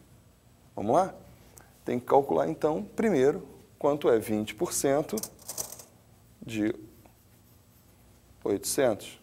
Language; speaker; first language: Portuguese; native; Portuguese